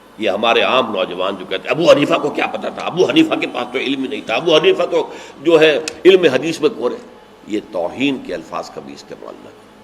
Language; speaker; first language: Urdu; native; Urdu